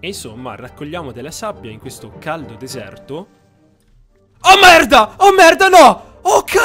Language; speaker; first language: Italian; native; Italian